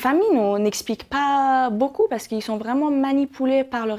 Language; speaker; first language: French; non-native, fluent; Persian